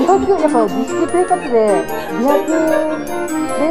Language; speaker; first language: Japanese; native; Japanese